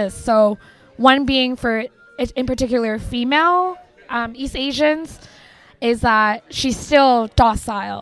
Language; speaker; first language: English; native; English